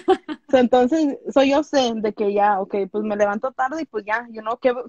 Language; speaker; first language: Spanish; early bilingual, heritage; Spanish